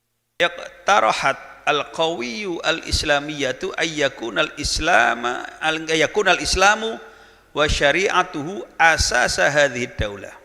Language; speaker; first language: Arabic; non-native, fluent; Javanese